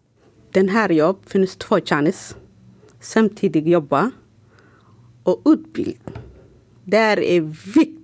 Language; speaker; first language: Swedish; non-native, learner; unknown